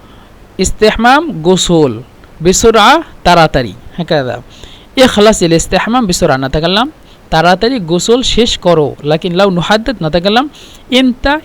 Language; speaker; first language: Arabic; non-native, fluent; Bangla